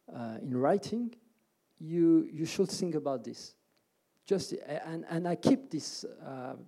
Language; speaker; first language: English; early bilingual, other home language; French